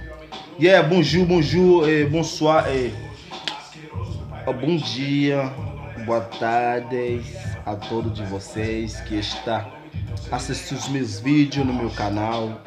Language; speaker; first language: Portuguese; non-native, learner; Haitian Creole